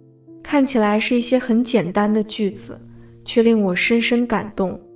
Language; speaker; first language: Chinese; native; Chinese